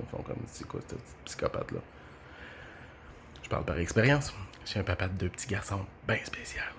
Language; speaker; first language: French; native; French